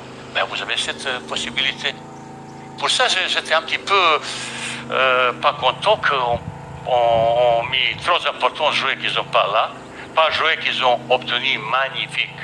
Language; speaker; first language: French; non-native, fluent; Bosnian